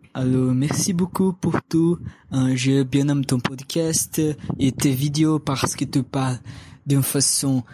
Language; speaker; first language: French; non-native, learner; Portuguese